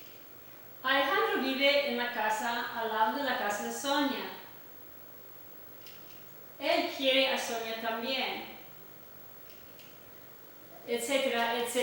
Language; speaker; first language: Spanish; non-native, fluent; English